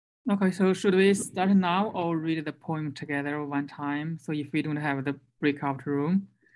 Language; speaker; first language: English; non-native, fluent; Chinese